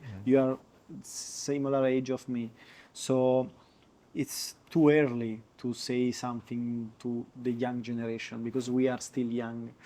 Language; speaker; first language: English; non-native, learner; Italian